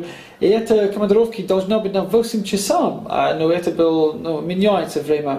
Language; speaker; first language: Russian; non-native, learner; English